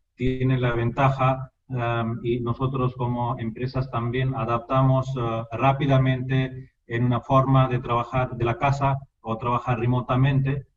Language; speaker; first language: Spanish; non-native, fluent; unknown